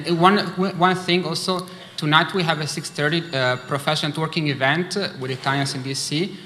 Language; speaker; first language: English; early bilingual, other home language; Italian